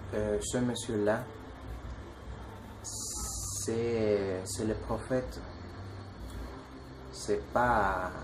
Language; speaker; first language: French; non-native, learner; Spanish